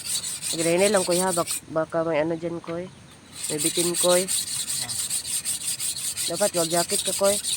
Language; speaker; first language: Filipino; non-native, local second language; Cebuano